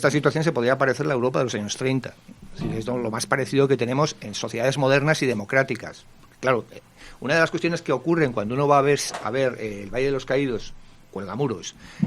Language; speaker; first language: Spanish; native; Spanish